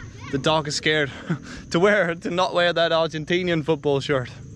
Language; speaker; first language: English; non-native, fluent; Danish